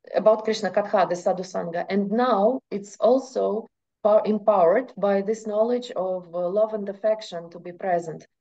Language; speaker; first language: English; non-native, fluent; Russian